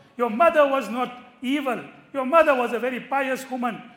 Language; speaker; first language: English; native; English